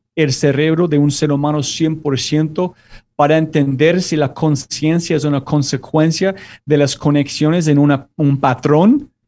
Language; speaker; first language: Spanish; non-native, fluent; English